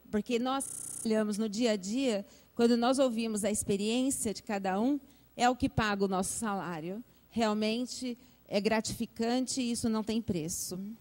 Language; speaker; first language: Portuguese; native; Portuguese